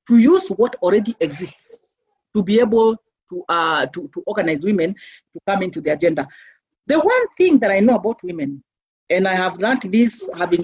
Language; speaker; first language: English; non-native, local second language; Meru